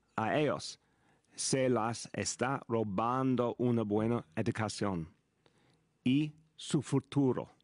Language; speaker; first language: Spanish; non-native, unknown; English